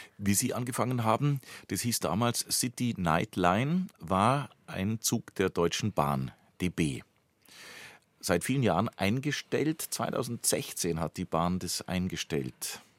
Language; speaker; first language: German; native; German